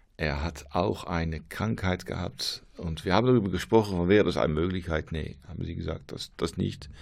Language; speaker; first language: German; non-native, learner; Dutch